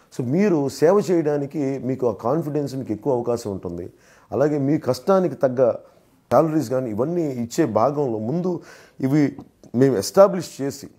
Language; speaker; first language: Telugu; native; Telugu